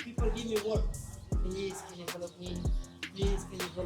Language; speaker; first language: English; non-native, learner; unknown